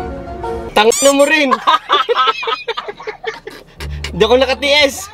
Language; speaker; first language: Filipino; native; Filipino